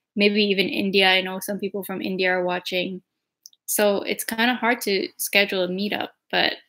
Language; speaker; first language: English; native; English